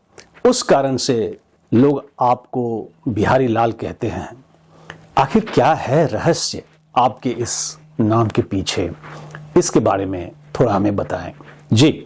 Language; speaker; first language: Hindi; native; Hindi